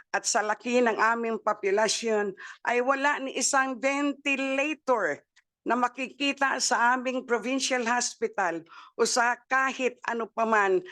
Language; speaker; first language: English; non-native, local second language; Waray